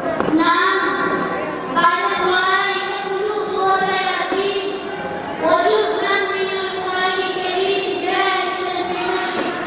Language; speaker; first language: Arabic; non-native, learner; Urdu